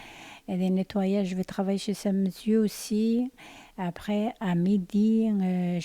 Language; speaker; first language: French; non-native, learner; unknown